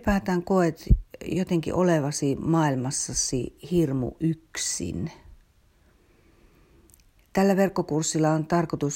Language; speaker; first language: Finnish; native; Finnish